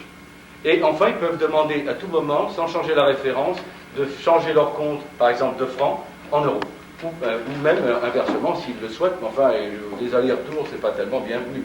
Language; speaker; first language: French; native; French